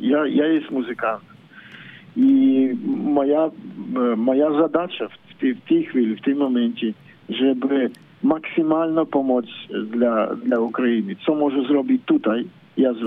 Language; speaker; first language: Polish; non-native, learner; Ukrainian